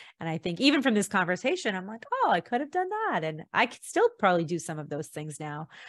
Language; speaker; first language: English; early bilingual, other home language; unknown